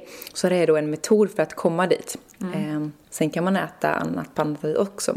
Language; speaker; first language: Swedish; native; Swedish